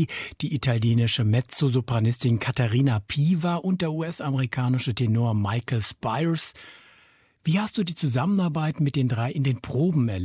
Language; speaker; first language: German; native; German